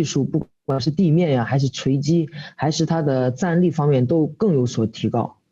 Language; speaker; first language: Chinese; native; Chinese